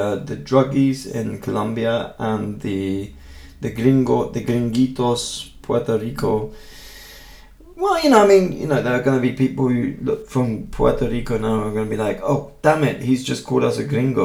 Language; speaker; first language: English; native; English